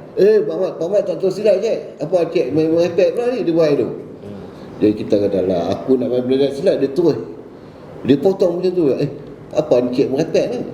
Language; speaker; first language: Malay; native; Malay